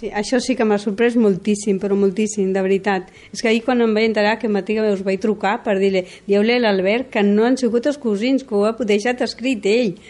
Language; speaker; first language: Catalan; non-native, local second language; Spanish